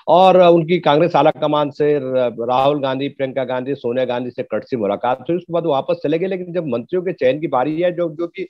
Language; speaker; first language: Hindi; native; Hindi